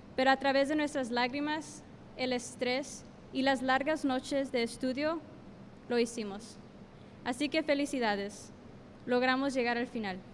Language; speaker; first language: Spanish; early bilingual, heritage; Spanish